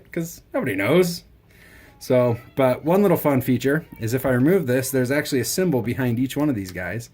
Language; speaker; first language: English; native; English